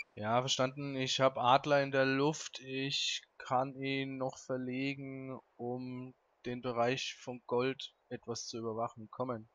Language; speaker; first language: German; native; German